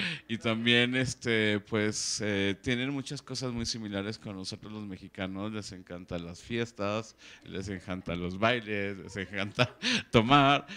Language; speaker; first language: Spanish; native; Spanish